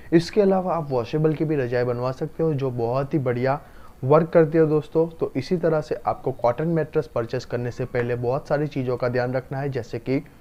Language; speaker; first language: Hindi; non-native, local second language; Gujarati